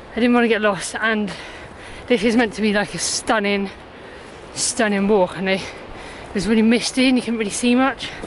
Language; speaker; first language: English; native; English